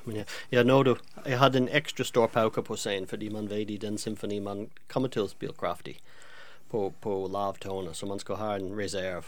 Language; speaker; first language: Danish; non-native, fluent; English